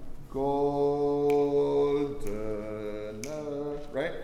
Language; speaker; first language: English; native; English